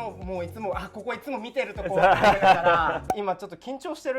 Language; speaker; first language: Japanese; native; Japanese